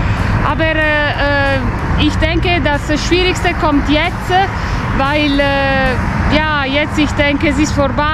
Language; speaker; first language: German; non-native, fluent; Italian